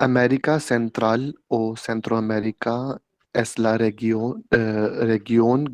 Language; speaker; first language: Spanish; non-native, learner; Hindi